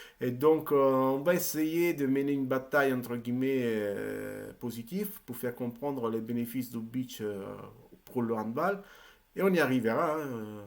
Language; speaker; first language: French; non-native, fluent; Italian